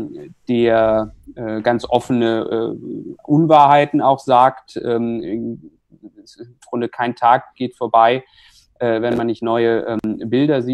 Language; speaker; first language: German; native; German